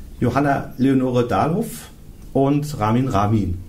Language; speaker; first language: German; native; German